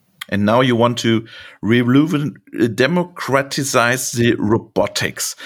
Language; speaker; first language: English; non-native, fluent; German